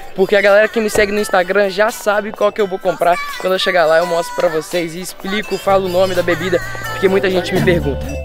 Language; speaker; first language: Portuguese; early bilingual, heritage; Portuguese